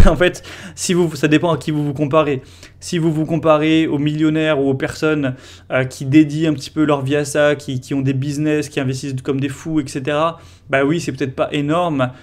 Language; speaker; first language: French; native; French